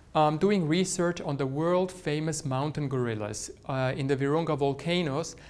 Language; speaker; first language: English; non-native, fluent; Swiss German